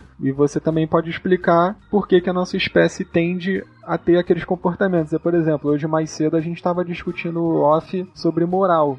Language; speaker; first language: Portuguese; native; Portuguese